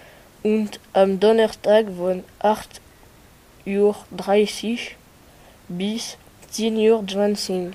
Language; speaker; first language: German; non-native, learner; French